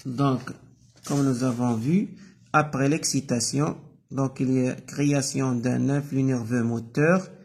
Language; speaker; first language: French; non-native, local second language; Arabic